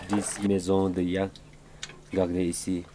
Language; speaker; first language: French; non-native, learner; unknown